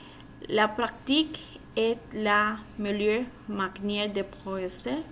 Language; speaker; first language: French; non-native, learner; Spanish